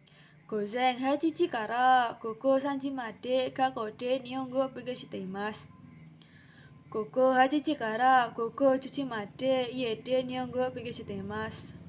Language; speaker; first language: Japanese; non-native, learner; Indonesian